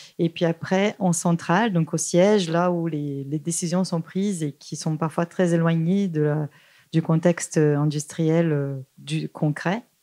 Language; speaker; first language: French; non-native, fluent; Portuguese